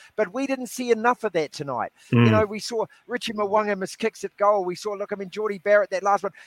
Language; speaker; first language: English; native; English